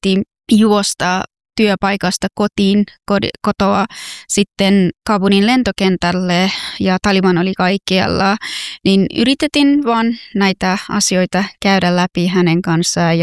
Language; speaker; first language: Finnish; non-native, fluent; Persian